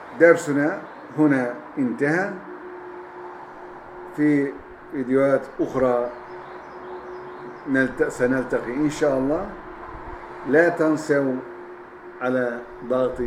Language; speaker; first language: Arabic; non-native, fluent; Turkish